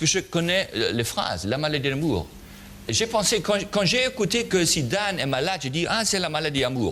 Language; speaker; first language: French; non-native, learner; German